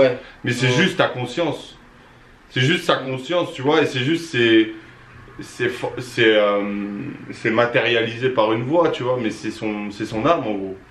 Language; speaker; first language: French; native; French